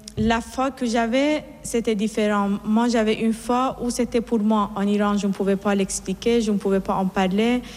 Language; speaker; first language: French; non-native, fluent; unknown